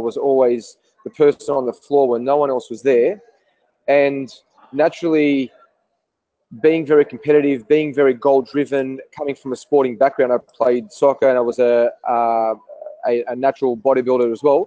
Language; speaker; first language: English; native; English